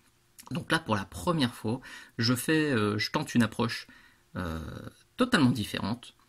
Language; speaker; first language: French; native; French